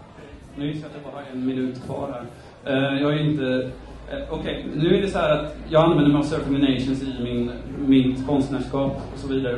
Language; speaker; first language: Swedish; native; Swedish